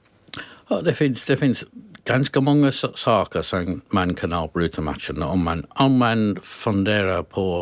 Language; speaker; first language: Swedish; non-native, fluent; English